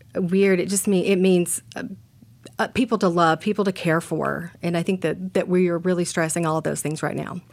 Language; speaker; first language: English; native; English